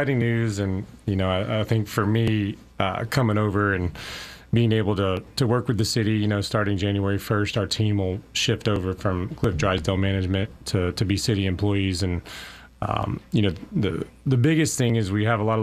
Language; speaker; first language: English; native; English